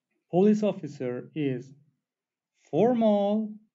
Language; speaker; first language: English; non-native, fluent; Persian